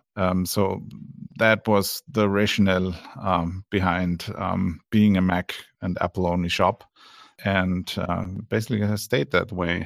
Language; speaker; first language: English; non-native, fluent; German